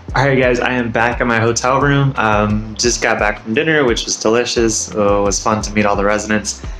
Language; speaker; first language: English; native; English